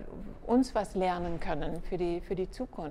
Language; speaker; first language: German; non-native, fluent; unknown